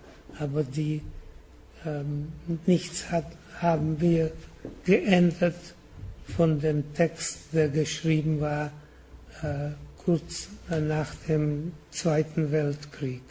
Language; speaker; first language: German; non-native, learner; Czech